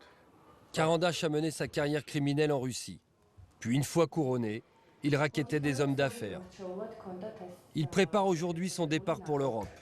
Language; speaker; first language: French; native; French